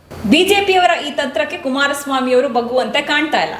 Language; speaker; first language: Kannada; native; Kannada